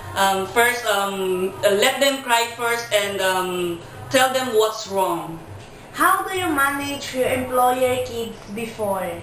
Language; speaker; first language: English; non-native, local second language; Cebuano